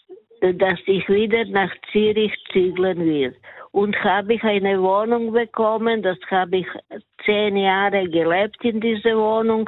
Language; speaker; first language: German; non-native, learner; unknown